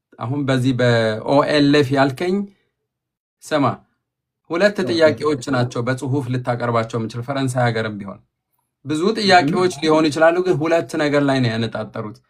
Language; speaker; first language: Amharic; native; Amharic